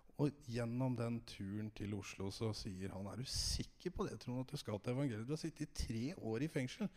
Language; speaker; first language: Norwegian; native; Norwegian